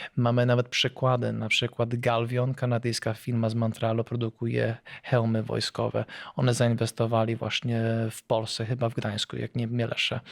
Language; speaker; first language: Polish; early bilingual, heritage; Polish